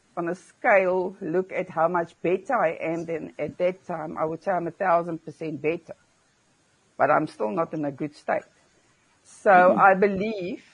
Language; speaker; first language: English; non-native, local second language; Afrikaans